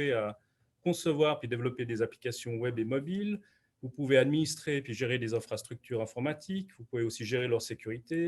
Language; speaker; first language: French; native; French